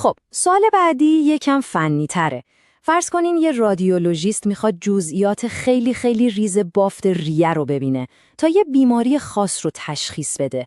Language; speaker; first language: Persian; native; Persian